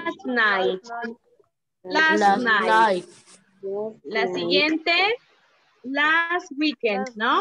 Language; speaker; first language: English; non-native, learner; Spanish